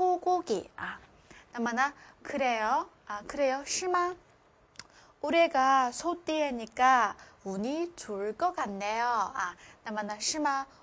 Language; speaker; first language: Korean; non-native, fluent; Chinese